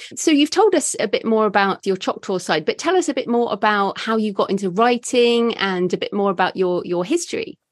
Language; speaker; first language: English; native; English